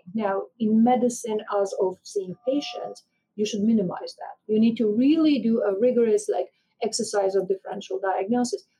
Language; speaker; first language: English; non-native, fluent; Armenian